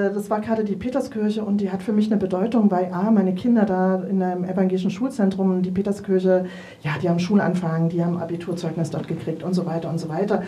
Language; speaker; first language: German; native; German